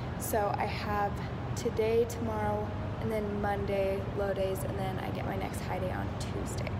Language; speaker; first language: English; native; English